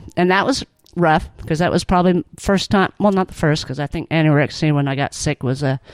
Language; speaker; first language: English; native; English